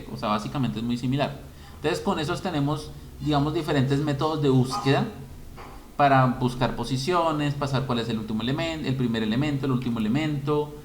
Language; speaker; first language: Spanish; native; Spanish